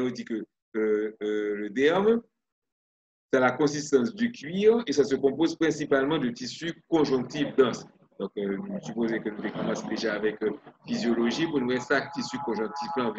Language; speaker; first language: French; non-native, local second language; Haitian Creole